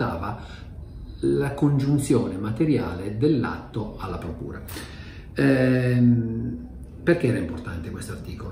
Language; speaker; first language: Italian; native; Italian